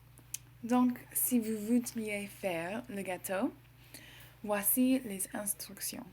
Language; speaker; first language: French; non-native, learner; English